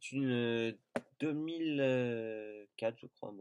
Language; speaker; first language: French; native; French